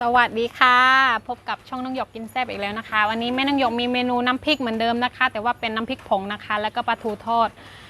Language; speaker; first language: Thai; non-native, local second language; Northern Khmer